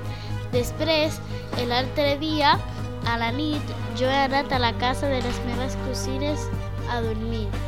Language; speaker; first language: Catalan; non-native, learner; Spanish